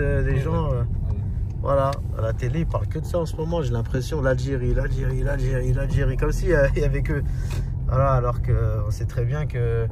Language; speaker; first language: French; early bilingual, other home language; Arabic